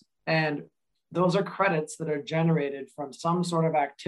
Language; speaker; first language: English; native; English